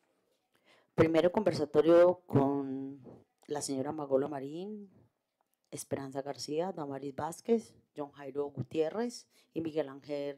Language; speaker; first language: Spanish; native; Spanish